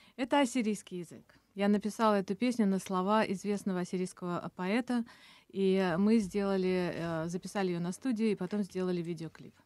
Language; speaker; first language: Russian; non-native, local second language; Assyrian Neo-Aramaic